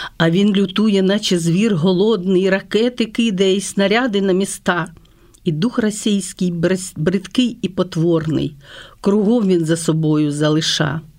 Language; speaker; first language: Ukrainian; non-native, local second language; Russian